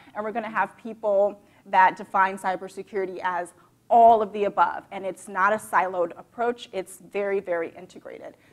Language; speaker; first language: English; native; English